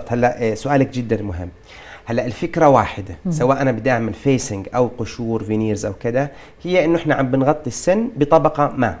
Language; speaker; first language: Arabic; native; Arabic